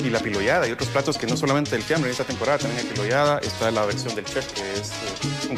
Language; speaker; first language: Spanish; native; Spanish